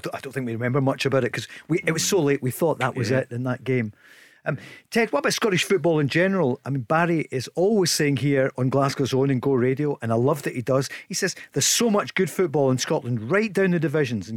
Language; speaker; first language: English; native; English